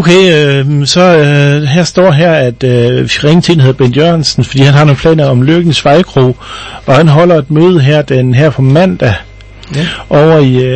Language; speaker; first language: Danish; native; Danish